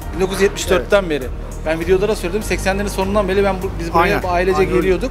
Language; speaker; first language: Turkish; native; Turkish